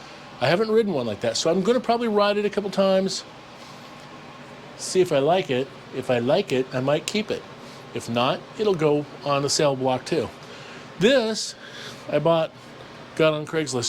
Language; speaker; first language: English; native; English